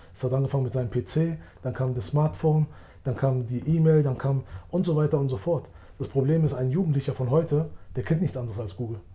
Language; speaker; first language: German; early bilingual, other home language; Albanian